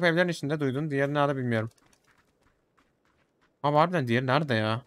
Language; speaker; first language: Turkish; native; Turkish